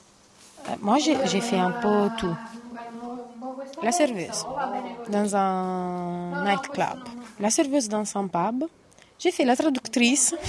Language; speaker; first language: French; non-native, fluent; Italian